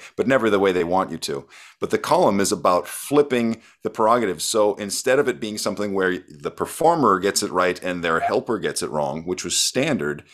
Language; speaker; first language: English; native; English